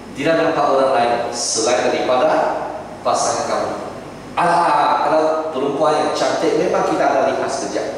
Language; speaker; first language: Malay; non-native, local second language; Chinese